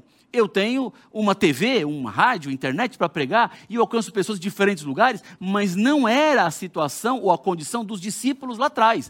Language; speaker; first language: Portuguese; native; Portuguese